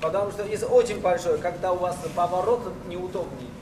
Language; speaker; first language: Russian; non-native, learner; Chinese